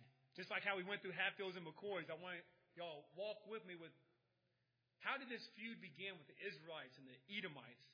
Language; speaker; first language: English; native; English